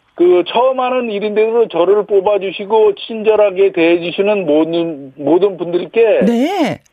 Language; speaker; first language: Korean; native; Korean